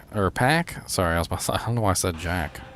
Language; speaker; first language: English; native; English